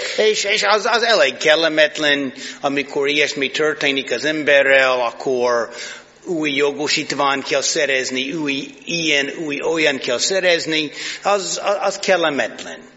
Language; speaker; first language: Hungarian; non-native, fluent; English